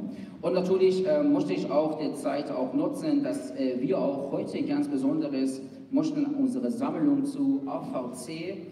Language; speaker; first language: German; non-native, fluent; Persian